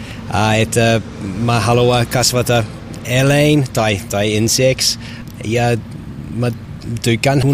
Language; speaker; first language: Finnish; non-native, learner; English